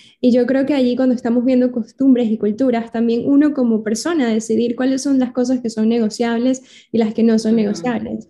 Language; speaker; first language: Spanish; native; Spanish